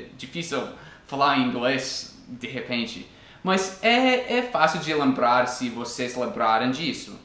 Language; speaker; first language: Portuguese; non-native, fluent; English